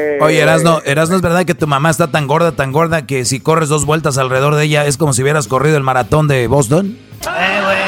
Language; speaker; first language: Spanish; native; Spanish